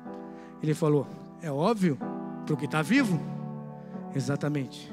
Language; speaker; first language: Portuguese; native; Portuguese